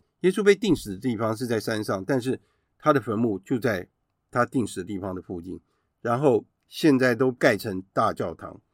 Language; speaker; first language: Chinese; native; Chinese